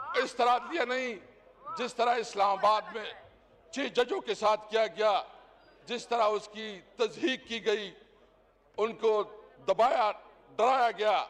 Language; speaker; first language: Urdu; non-native, local second language; Pashto